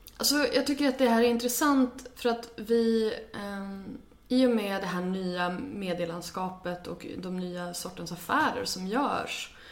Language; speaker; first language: Swedish; native; Swedish